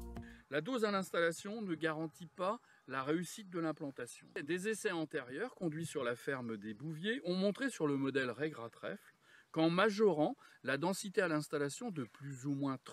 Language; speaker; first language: French; native; French